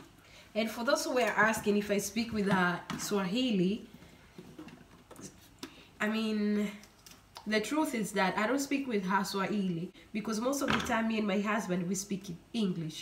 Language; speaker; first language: English; non-native, fluent; Swahili